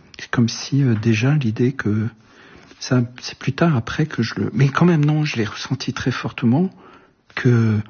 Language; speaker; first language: French; early bilingual, other home language; Arabic